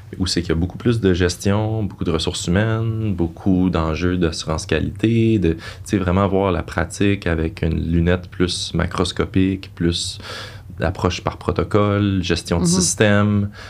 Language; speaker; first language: French; native; French